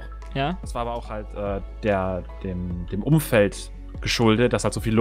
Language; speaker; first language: German; native; German